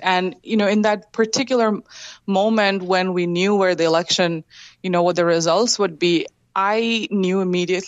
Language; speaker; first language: English; non-native, local second language; Bangla